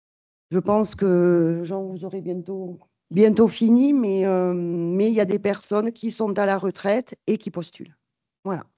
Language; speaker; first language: French; native; French